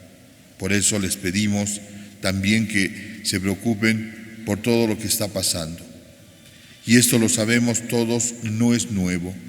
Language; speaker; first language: Spanish; native; Spanish